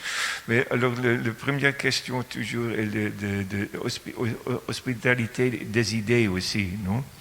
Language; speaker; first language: French; non-native, fluent; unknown